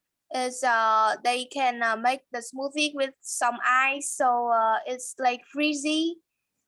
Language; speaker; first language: English; non-native, learner; Vietnamese